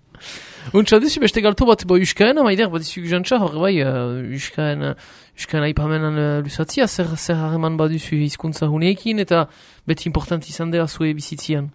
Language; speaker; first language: Basque; native; Basque